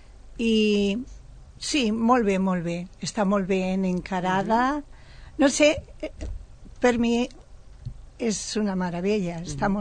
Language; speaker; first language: Catalan; non-native, local second language; Spanish